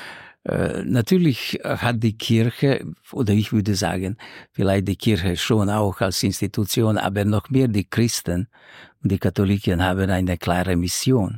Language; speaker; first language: German; non-native, fluent; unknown